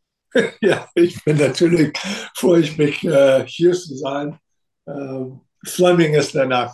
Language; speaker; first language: German; non-native, fluent; English